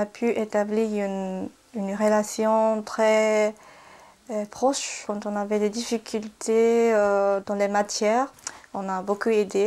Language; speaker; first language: French; non-native, fluent; Japanese